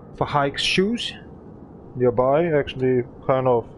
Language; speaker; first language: English; non-native, learner; German